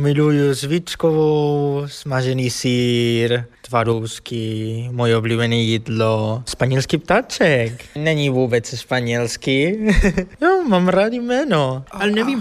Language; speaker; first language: Czech; non-native, learner; Spanish